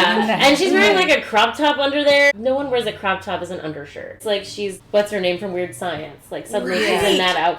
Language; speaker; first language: English; native; English